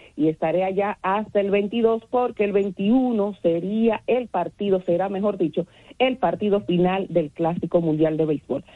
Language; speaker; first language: Spanish; native; Spanish